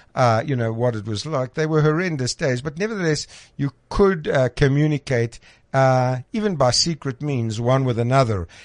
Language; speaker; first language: English; native; English